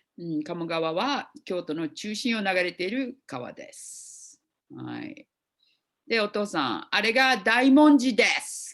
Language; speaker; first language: Japanese; non-native, fluent; English